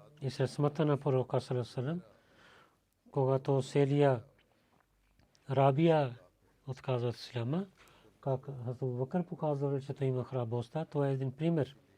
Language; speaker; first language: Bulgarian; non-native, learner; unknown